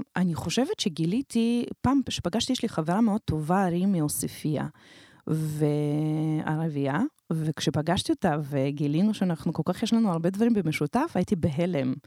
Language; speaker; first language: Hebrew; non-native, fluent; Russian